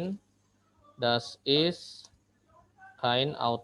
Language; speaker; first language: German; non-native, fluent; Indonesian